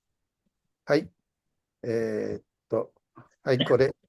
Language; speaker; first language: Japanese; non-native, fluent; Indonesian